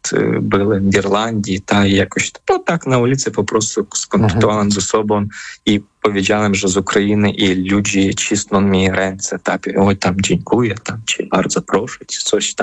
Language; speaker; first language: Polish; non-native, fluent; Ukrainian